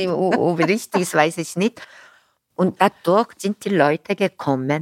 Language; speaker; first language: German; non-native, fluent; Korean